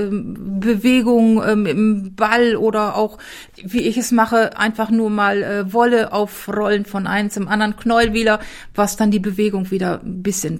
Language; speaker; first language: German; native; German